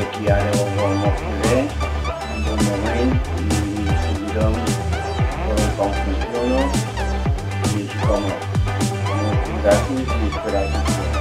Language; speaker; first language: Spanish; non-native, local second language; Catalan